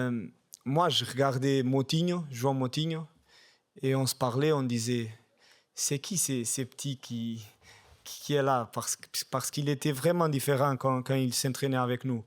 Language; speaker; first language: French; non-native, fluent; Portuguese